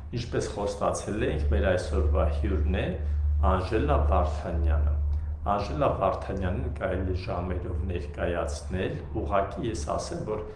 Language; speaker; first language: Armenian; native; Armenian